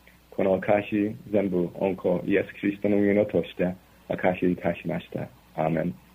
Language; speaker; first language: Japanese; non-native, fluent; English